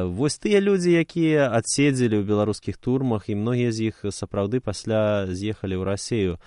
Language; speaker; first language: Belarusian; native; Belarusian